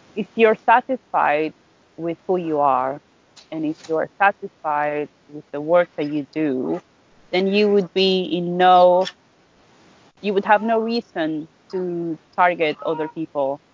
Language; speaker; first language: English; non-native, fluent; Spanish